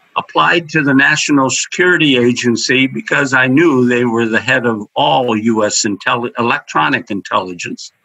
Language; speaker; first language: English; native; English